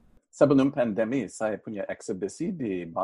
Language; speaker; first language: Indonesian; non-native, fluent; English